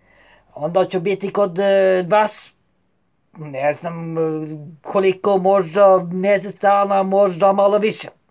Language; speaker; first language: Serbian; non-native, fluent; Norwegian